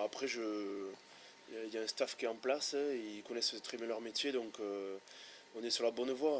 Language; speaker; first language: French; native; French